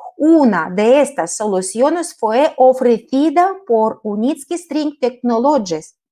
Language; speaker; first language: Spanish; non-native, fluent; Russian